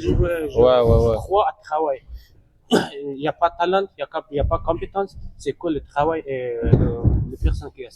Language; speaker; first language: French; non-native, learner; Persian